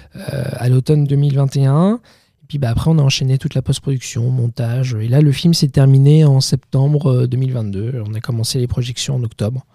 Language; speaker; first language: French; native; French